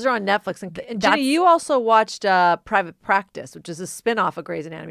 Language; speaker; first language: English; native; English